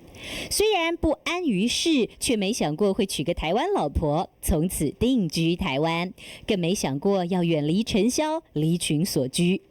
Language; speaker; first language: Chinese; native; Chinese